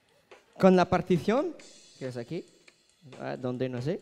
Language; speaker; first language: Spanish; non-native, learner; French